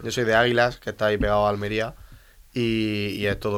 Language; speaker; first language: Spanish; native; Spanish